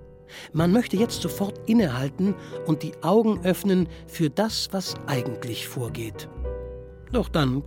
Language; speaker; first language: German; native; German